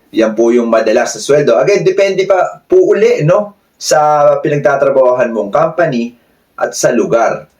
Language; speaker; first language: Filipino; native; Filipino